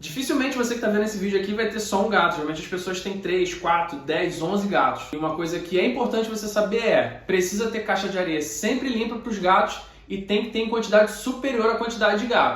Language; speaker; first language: Portuguese; native; Portuguese